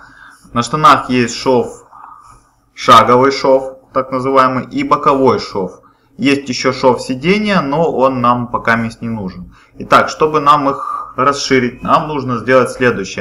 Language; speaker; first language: Russian; native; Russian